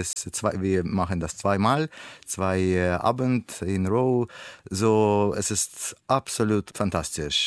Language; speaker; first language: German; non-native, learner; Russian